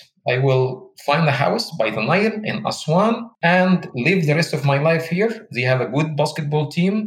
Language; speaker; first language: English; non-native, fluent; Arabic